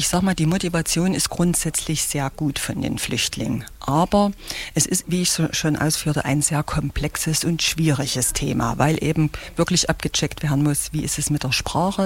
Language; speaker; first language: German; native; German